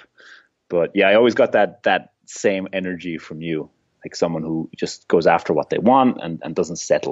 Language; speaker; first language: English; native; English